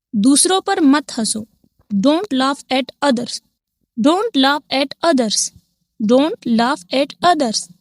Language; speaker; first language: Hindi; native; Hindi